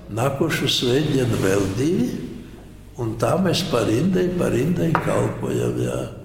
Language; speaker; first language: Latvian; non-native, local second language; Polish